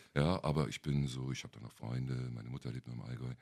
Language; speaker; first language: German; native; German